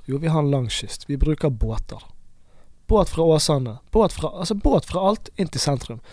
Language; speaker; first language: Norwegian; native; Norwegian